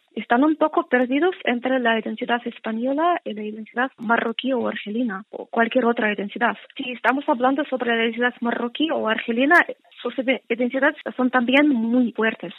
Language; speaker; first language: Spanish; non-native, fluent; Russian